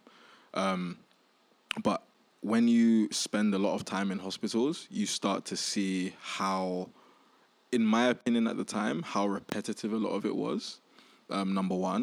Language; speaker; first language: English; native; English